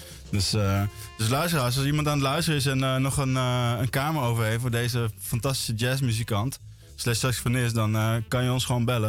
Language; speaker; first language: Dutch; native; Dutch